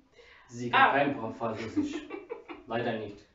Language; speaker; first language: German; non-native, learner; Turkish